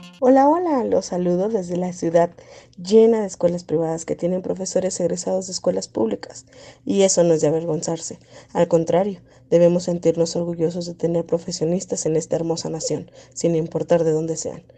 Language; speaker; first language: Spanish; native; Spanish